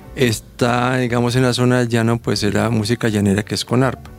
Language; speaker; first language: Spanish; native; Spanish